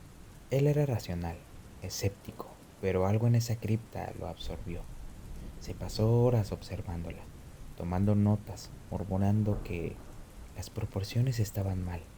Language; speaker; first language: Spanish; native; Spanish